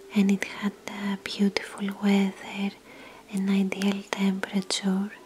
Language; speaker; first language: English; non-native, fluent; Greek